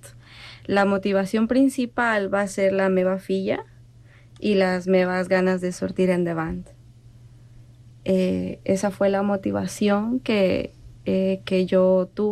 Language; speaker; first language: Catalan; non-native, learner; Spanish